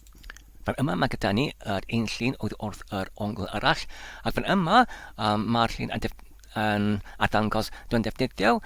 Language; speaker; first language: Welsh; non-native, learner; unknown